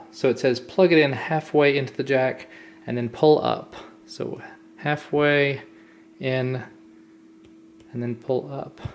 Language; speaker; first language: English; native; English